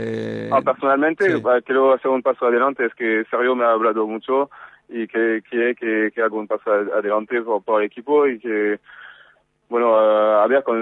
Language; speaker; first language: Spanish; non-native, fluent; French